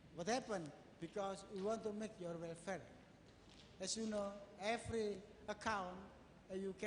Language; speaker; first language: English; non-native, learner; Indonesian